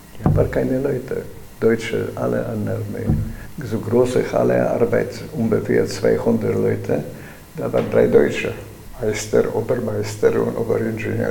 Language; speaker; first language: German; non-native, learner; Polish